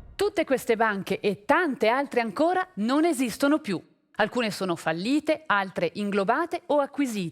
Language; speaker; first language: Italian; native; Italian